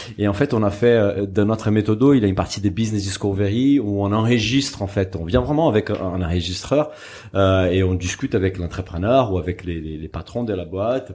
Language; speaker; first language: French; non-native, fluent; Portuguese